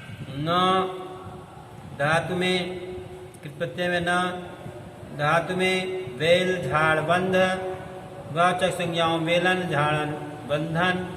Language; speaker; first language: Hindi; native; Hindi